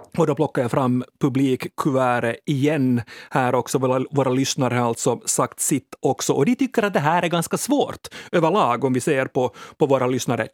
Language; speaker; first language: Swedish; native; Swedish